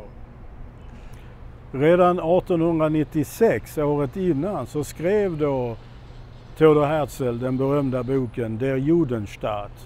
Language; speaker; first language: Swedish; non-native, fluent; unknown